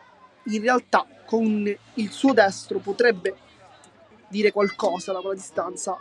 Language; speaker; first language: Italian; native; Italian